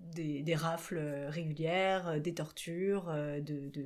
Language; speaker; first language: French; native; French